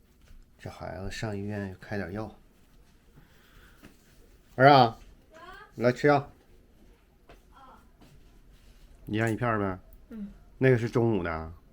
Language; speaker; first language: Chinese; native; Chinese